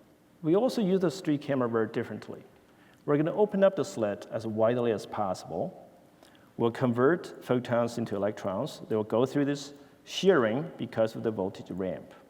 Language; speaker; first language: English; non-native, fluent; Chinese